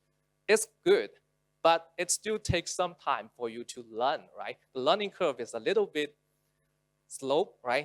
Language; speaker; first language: English; non-native, local second language; Chinese